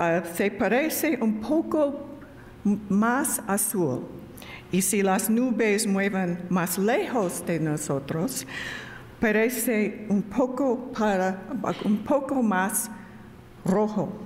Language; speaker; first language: Spanish; non-native, learner; English